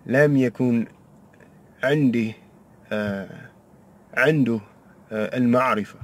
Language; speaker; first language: Arabic; non-native, learner; English